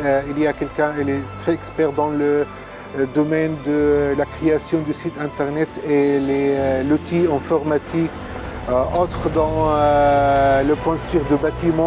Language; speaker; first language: French; non-native, fluent; Arabic